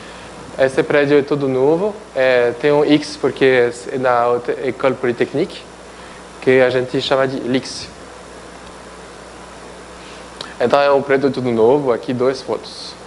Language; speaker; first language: Portuguese; non-native, fluent; French